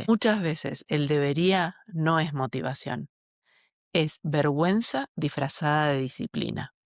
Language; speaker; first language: Spanish; native; Spanish